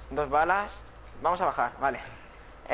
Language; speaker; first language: Spanish; native; Spanish